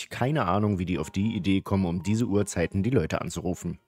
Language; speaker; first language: German; native; German